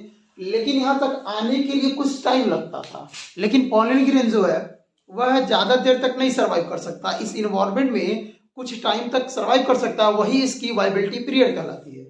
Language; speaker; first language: Hindi; native; Hindi